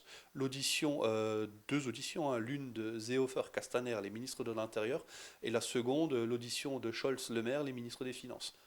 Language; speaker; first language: French; native; French